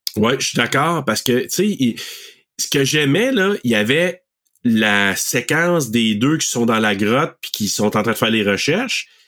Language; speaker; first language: French; native; French